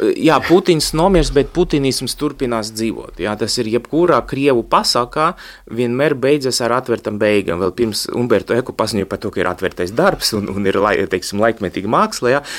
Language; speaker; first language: Latvian; non-native, local second language; Russian